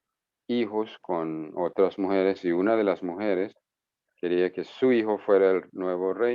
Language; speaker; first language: Spanish; non-native, fluent; English